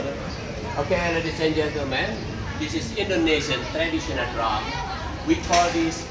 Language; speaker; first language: English; non-native, fluent; Indonesian